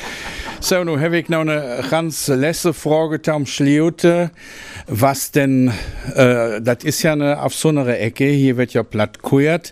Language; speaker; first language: German; native; German